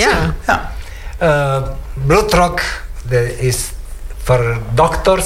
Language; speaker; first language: German; non-native, learner; Italian